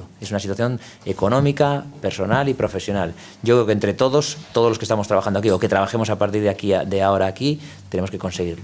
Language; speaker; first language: Spanish; native; Spanish